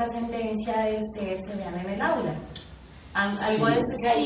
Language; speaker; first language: Spanish; native; Spanish